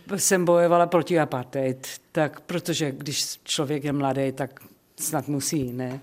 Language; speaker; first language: Czech; early bilingual, heritage; Czech